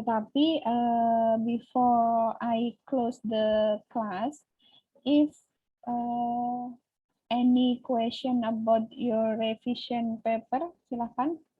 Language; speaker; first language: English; non-native, learner; Indonesian